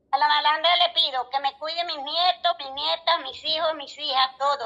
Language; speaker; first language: Spanish; native; Spanish